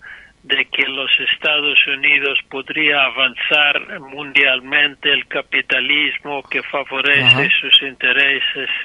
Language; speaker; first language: Spanish; non-native, fluent; English